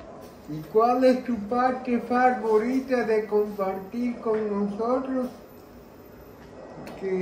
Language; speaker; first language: Spanish; early bilingual, heritage; Spanish